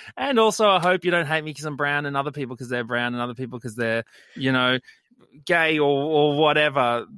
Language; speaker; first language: English; native; English